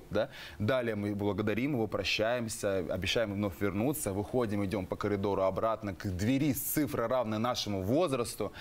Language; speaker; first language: Russian; native; Russian